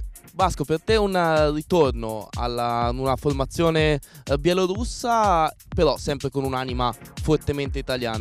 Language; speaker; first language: Italian; native; Italian